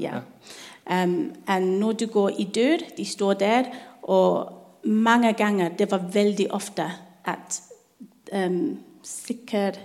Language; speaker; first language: Norwegian; non-native, learner; English